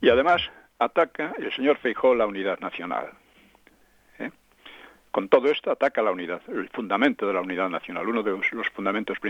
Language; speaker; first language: Spanish; non-native, local second language; Galician